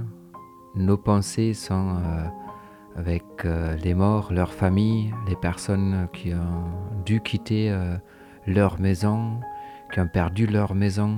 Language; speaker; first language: French; native; French